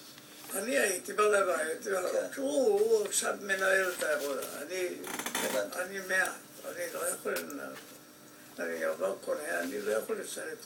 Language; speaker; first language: Hebrew; non-native, fluent; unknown